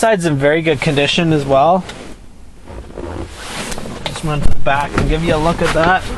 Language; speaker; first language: English; native; English